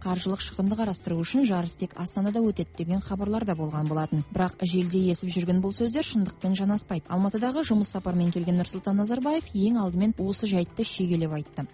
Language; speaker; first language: Kazakh; native; Kazakh